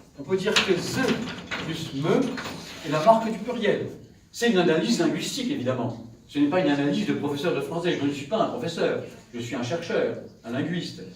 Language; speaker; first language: French; native; French